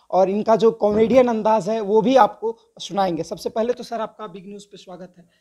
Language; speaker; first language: Hindi; native; Hindi